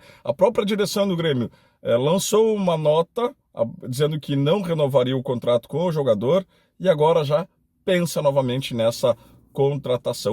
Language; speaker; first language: Portuguese; native; Portuguese